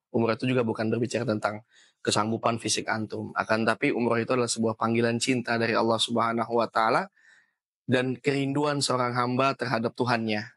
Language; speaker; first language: Indonesian; native; Indonesian